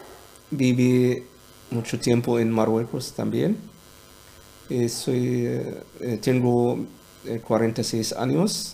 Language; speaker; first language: Spanish; non-native, learner; Arabic